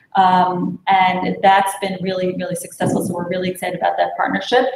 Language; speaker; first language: English; native; English